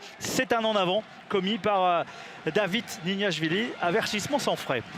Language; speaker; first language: French; native; French